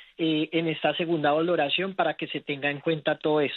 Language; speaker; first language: Spanish; native; Spanish